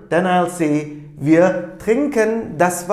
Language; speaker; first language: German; non-native, fluent; Turkish